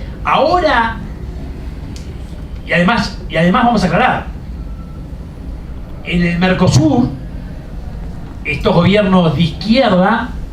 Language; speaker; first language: Spanish; native; Spanish